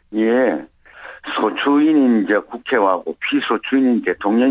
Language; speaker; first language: Korean; native; Korean